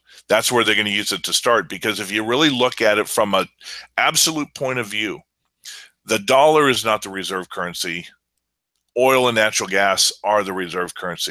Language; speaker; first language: English; native; English